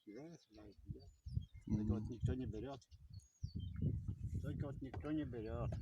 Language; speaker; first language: Russian; native; Russian